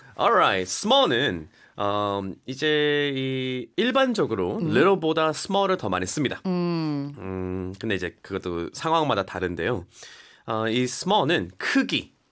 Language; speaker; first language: Korean; early bilingual, heritage; Korean